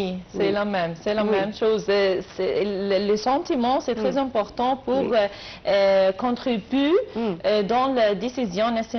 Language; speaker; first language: French; non-native, learner; Arabic